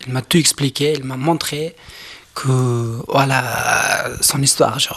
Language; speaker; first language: French; non-native, learner; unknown